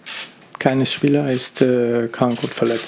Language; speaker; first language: German; non-native, fluent; French